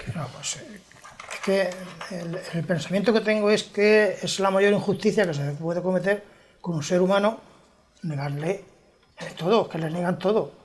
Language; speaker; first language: Spanish; native; Spanish